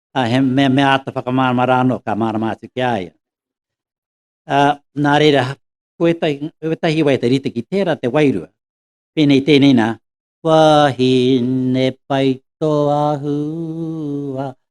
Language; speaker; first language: Māori; native; Māori